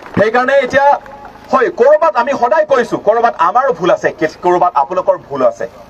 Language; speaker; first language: Assamese; non-native, local second language; Karbi